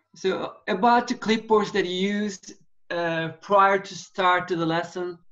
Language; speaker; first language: English; non-native, fluent; Turkish